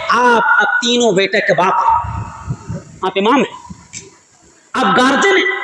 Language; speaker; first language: Urdu; non-native, local second language; Bangla